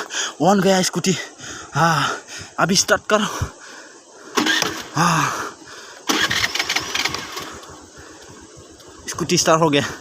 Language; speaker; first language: Hindi; non-native, local second language; Bodo